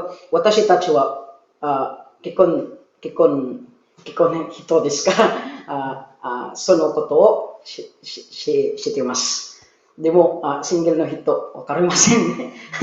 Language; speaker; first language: Japanese; non-native, learner; Filipino